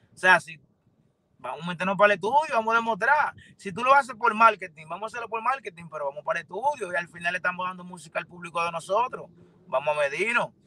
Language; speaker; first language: Spanish; native; Spanish